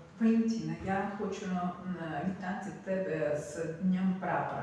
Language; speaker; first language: Ukrainian; non-native, learner; Russian